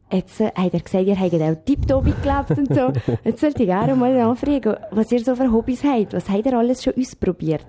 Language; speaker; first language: German; native; German